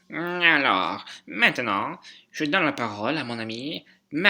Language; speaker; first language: French; non-native, fluent; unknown